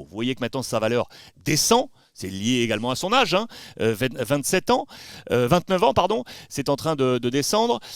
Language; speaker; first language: French; native; French